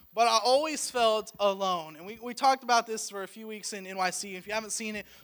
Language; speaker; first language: English; native; English